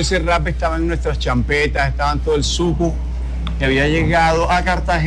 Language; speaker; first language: Spanish; native; Spanish